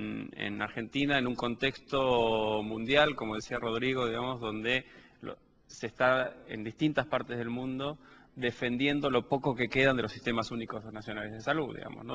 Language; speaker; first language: Spanish; native; Spanish